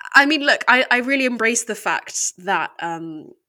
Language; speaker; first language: English; native; English